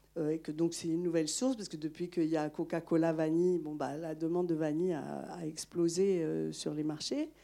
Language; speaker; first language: French; non-native, local second language; Malagasy